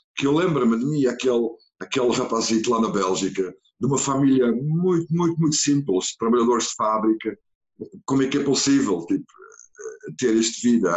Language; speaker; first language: Portuguese; non-native, fluent; Dutch